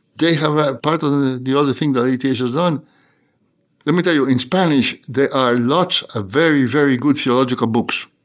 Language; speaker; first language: English; non-native, fluent; Spanish